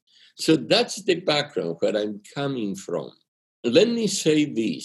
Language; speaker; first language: English; non-native, fluent; Spanish